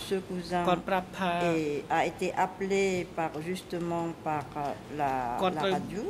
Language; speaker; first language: French; non-native, local second language; Khmer